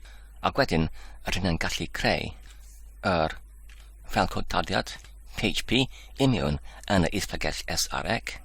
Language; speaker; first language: Welsh; non-native, fluent; English